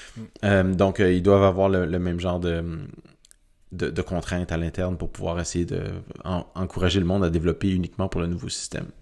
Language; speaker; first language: French; native; French